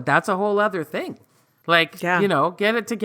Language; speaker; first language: English; native; English